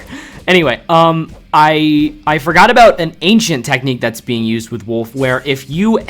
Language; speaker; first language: English; native; English